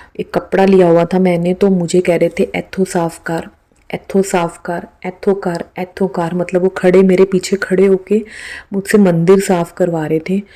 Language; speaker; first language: Hindi; native; Hindi